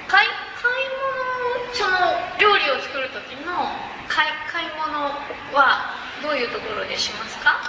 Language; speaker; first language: Japanese; native; Japanese